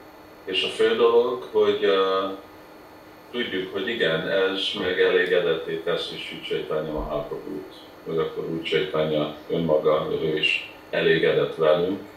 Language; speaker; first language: Hungarian; early bilingual, heritage; Hungarian